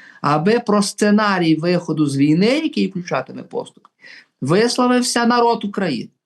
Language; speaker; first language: Ukrainian; native; Ukrainian